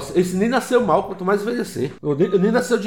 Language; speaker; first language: Portuguese; native; Portuguese